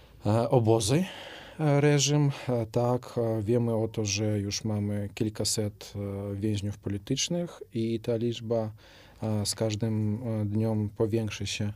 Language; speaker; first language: Polish; non-native, fluent; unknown